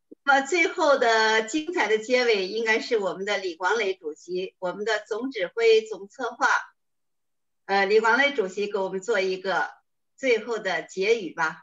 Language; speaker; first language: Chinese; native; Chinese